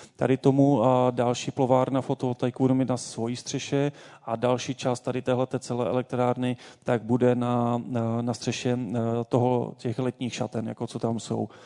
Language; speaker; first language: Czech; native; Czech